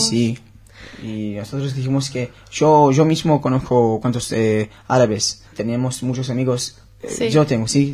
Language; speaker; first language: Spanish; non-native, learner; Hebrew